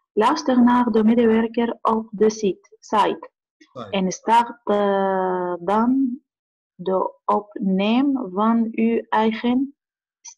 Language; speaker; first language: Dutch; non-native, learner; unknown